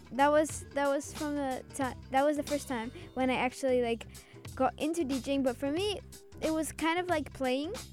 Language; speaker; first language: English; early bilingual, other home language; Azerbaijani